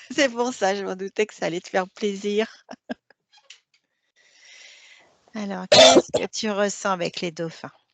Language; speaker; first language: French; native; French